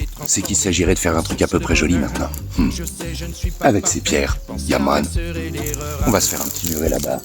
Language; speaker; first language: French; native; French